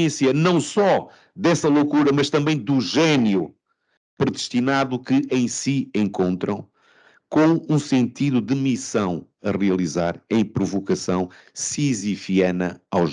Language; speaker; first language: Portuguese; native; Portuguese